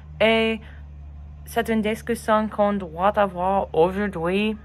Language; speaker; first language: French; non-native, learner; English